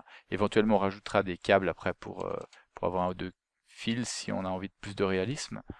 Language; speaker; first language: French; native; French